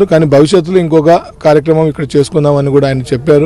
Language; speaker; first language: Telugu; native; Telugu